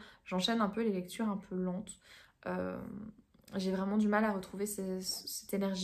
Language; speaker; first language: French; native; French